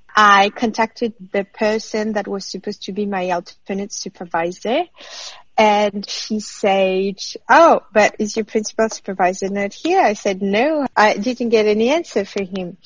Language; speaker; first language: English; non-native, fluent; French